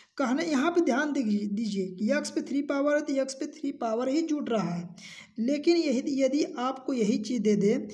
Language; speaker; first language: Hindi; native; Hindi